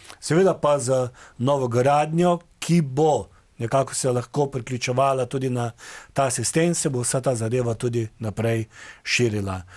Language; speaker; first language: Slovenian; native; Slovenian